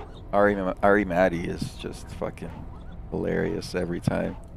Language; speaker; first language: English; early bilingual, other home language; Russian